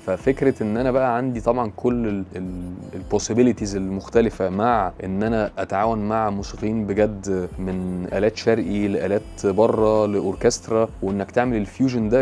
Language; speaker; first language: Arabic; native; Arabic